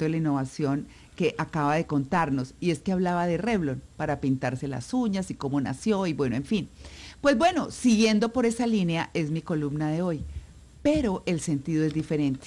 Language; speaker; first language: Spanish; native; Spanish